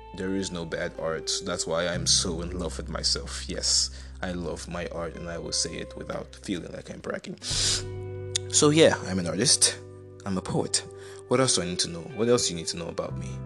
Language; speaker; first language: English; non-native, local second language; Igbo